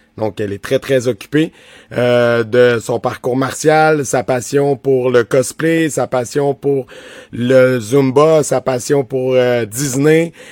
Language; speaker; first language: French; native; French